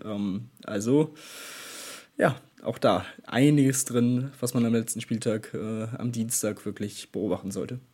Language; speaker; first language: German; native; German